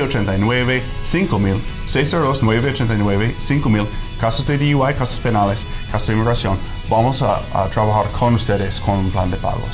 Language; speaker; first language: Spanish; non-native, fluent; English